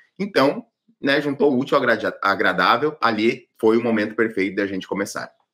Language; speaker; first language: Portuguese; native; Portuguese